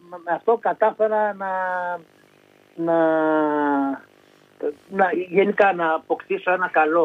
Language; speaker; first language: Greek; native; Greek